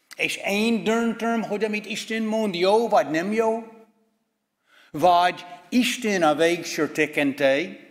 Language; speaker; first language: Hungarian; non-native, fluent; English